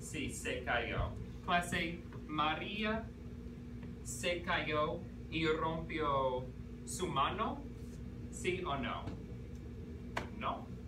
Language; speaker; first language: Spanish; non-native, fluent; English